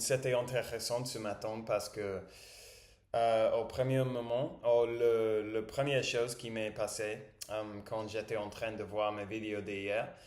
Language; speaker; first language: French; non-native, learner; English